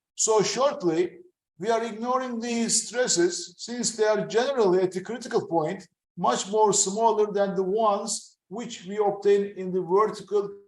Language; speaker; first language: English; non-native, fluent; Turkish